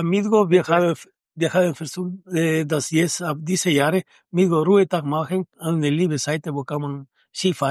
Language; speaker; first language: German; non-native, learner; Spanish